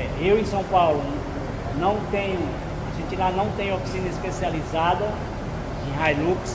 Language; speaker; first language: Portuguese; native; Portuguese